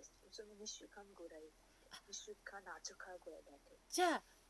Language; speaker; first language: Japanese; non-native, learner; Nepali